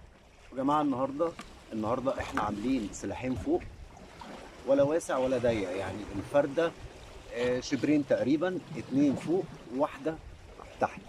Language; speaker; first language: Arabic; native; Arabic